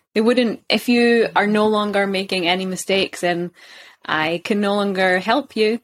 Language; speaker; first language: English; native; English